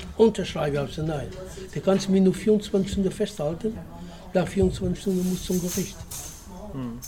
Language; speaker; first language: German; non-native, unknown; Portuguese